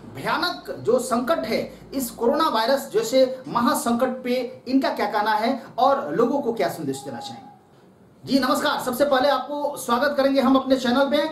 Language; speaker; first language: Hindi; native; Hindi